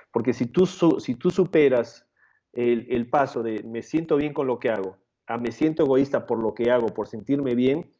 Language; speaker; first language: Spanish; native; Spanish